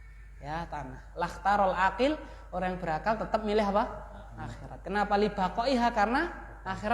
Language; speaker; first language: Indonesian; native; Indonesian